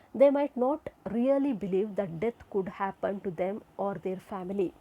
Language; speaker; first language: English; non-native, local second language; Kannada